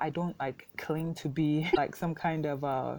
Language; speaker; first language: English; non-native, local second language; Akan